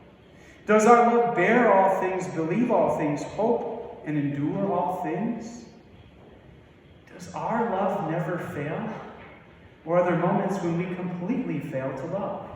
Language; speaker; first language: English; native; English